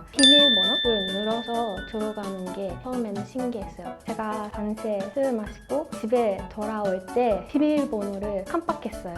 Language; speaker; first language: Korean; non-native, learner; Japanese